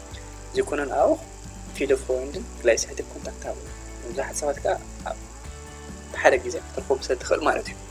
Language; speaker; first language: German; non-native, fluent; Tigrinya